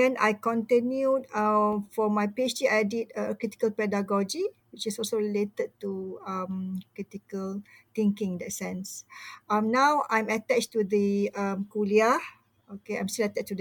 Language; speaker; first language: English; non-native, local second language; Malay